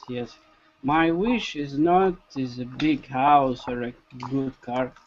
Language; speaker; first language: English; non-native, learner; Russian